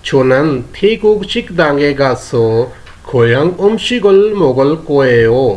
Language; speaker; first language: Korean; non-native, learner; Urdu